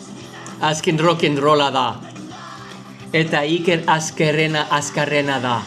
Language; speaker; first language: Basque; non-native, learner; English